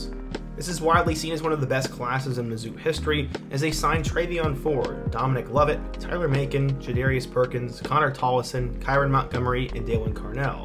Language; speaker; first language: English; native; English